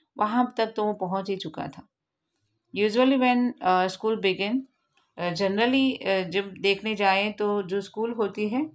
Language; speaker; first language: Hindi; non-native, local second language; Gujarati